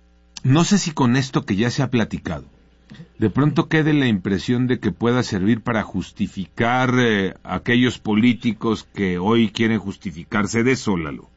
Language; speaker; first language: Spanish; native; Spanish